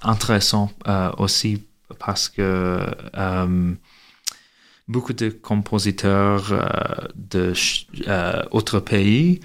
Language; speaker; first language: French; non-native, learner; English